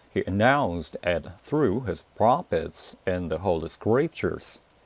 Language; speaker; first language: English; non-native, fluent; Korean